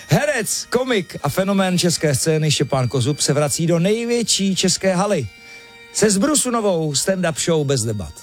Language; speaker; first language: Czech; native; Czech